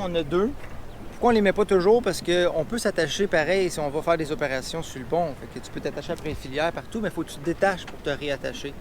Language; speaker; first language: French; native; French